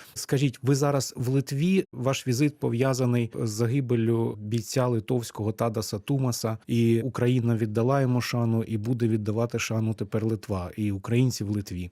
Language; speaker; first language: Ukrainian; native; Ukrainian